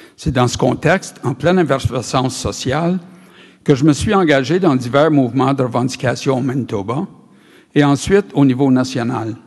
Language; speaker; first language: French; native; French